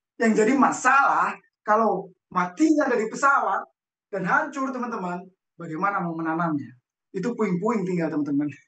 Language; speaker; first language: Indonesian; native; Indonesian